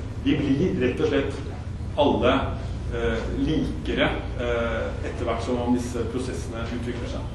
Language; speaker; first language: Norwegian; native; Norwegian